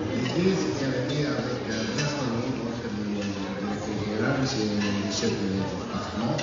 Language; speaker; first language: French; non-native, local second language; Arabic